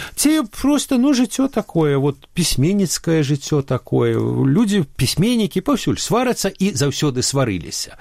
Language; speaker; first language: Belarusian; native; Belarusian